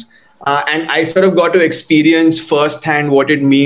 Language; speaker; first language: English; non-native, local second language; Hindi